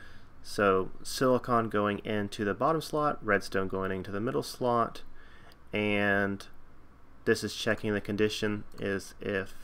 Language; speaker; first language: English; native; English